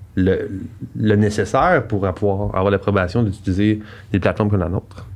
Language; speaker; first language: French; native; French